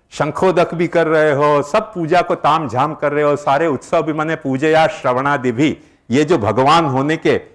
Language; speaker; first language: Hindi; native; Hindi